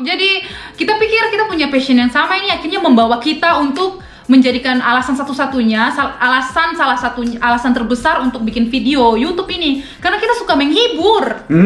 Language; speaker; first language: Indonesian; non-native, local second language; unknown